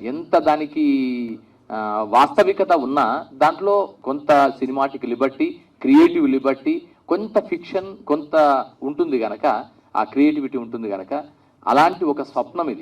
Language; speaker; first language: Telugu; native; Telugu